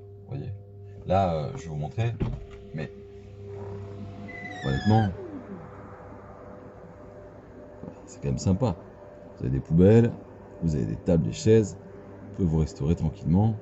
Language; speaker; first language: French; native; French